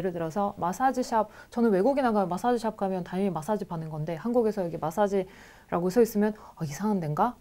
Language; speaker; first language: Korean; non-native, fluent; Russian